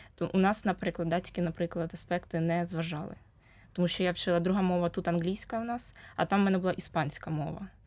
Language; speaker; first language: Ukrainian; native; Ukrainian